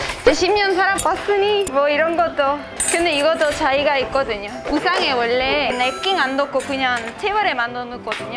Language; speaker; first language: Korean; non-native, fluent; Spanish